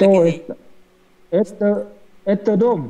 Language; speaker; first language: Russian; non-native, learner; Vietnamese